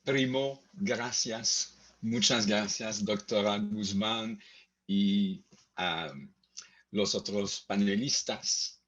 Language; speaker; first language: Spanish; non-native, learner; French